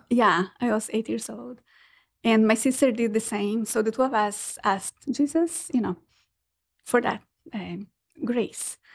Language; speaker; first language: English; non-native, fluent; Portuguese